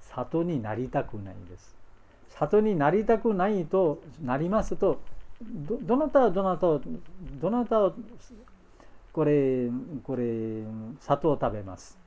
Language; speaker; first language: Japanese; non-native, fluent; Bangla